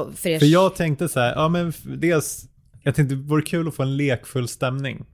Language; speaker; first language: Swedish; early bilingual, other home language; Persian